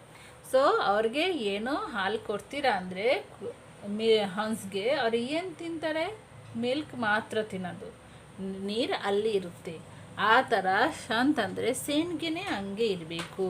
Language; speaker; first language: Kannada; non-native, local second language; Hindi